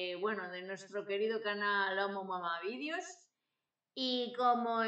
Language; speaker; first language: Spanish; native; Spanish